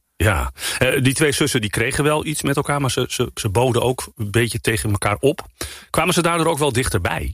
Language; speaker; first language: Dutch; native; Dutch